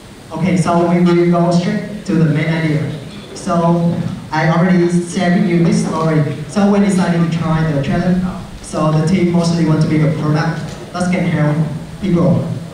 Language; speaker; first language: English; non-native, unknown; Vietnamese